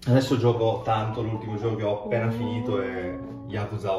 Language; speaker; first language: Italian; native; Italian